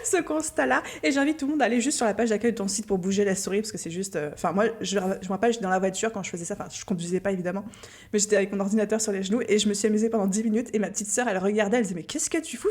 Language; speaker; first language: French; native; French